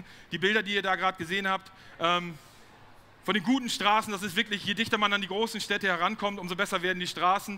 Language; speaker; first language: German; native; German